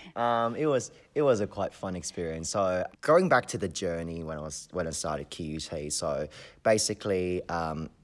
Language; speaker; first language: English; non-native, local second language; Cantonese